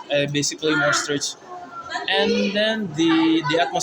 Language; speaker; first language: English; non-native, learner; Indonesian